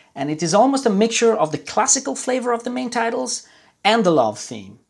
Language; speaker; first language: English; non-native, fluent; Italian